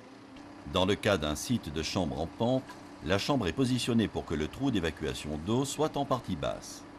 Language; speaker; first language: French; native; French